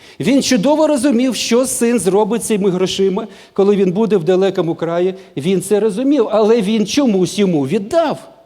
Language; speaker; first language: Ukrainian; non-native, local second language; Russian